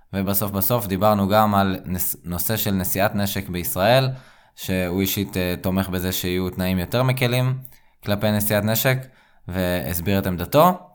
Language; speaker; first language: Hebrew; native; Hebrew